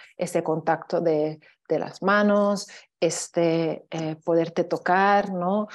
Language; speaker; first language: Spanish; native; Spanish